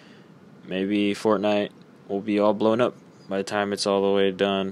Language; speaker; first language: English; native; English